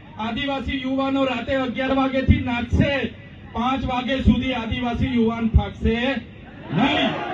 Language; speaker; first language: Gujarati; non-native, local second language; Vasavi